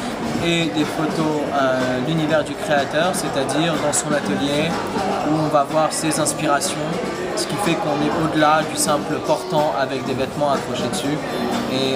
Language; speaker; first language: French; native; French